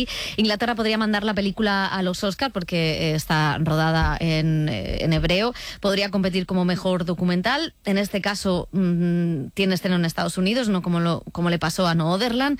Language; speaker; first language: Spanish; native; Spanish